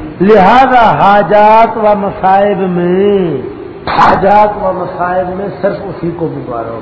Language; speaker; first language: Urdu; non-native, local second language; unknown